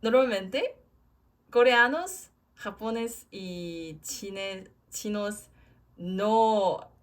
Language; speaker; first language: Spanish; non-native, learner; Korean